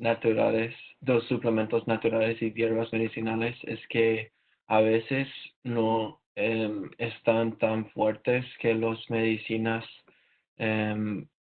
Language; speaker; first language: Spanish; non-native, learner; English